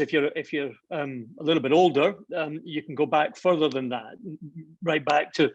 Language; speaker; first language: English; native; English